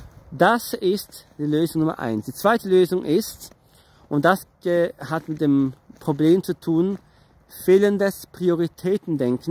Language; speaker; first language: German; non-native, fluent; Portuguese